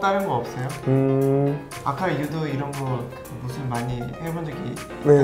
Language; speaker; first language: Korean; non-native, fluent; Portuguese